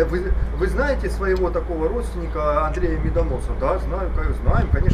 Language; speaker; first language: Russian; native; Russian